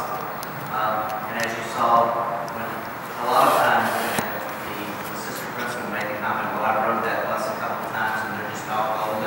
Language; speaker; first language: English; native; English